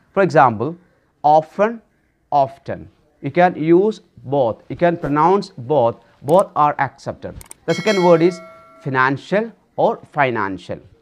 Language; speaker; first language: English; non-native, local second language; Malayalam